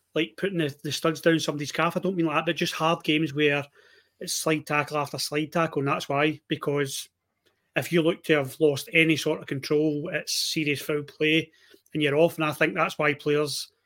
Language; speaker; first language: English; native; English